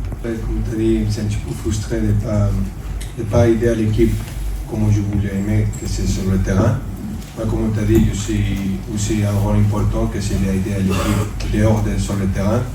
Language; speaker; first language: French; non-native, fluent; Spanish